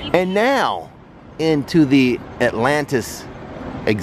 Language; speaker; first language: English; native; English